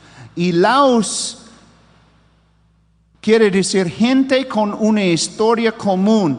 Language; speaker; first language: Spanish; non-native, fluent; English